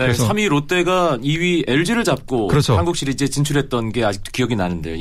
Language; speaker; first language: Korean; native; Korean